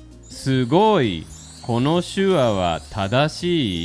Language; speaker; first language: Japanese; non-native, fluent; English